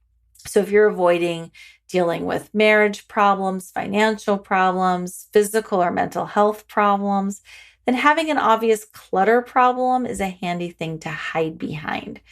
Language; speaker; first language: English; native; English